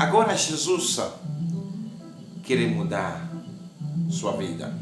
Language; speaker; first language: Portuguese; non-native, learner; Haitian Creole